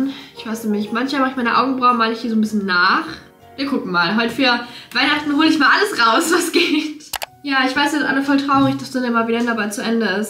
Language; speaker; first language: German; native; German